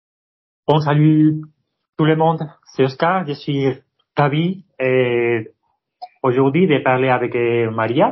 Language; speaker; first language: French; non-native, fluent; Spanish